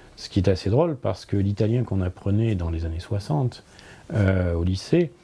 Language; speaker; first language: French; native; French